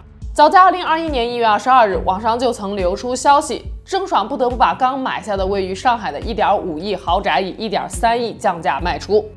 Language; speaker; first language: Chinese; native; Chinese